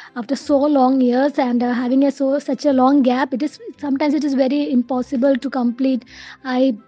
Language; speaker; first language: English; non-native, local second language; Malayalam